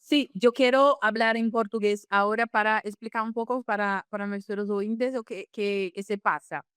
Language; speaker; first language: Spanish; non-native, fluent; Portuguese